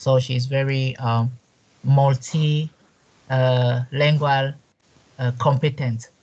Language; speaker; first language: English; non-native, local second language; French